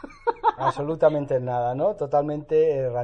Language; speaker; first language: Spanish; native; Spanish